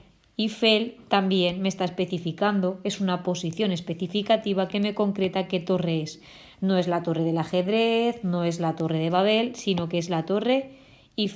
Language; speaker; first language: Spanish; native; Spanish